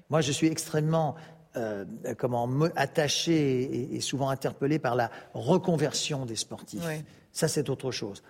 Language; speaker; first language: French; native; French